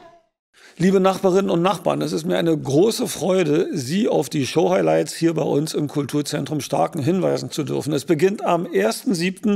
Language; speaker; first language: German; native; German